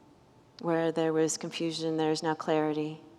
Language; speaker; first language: English; native; English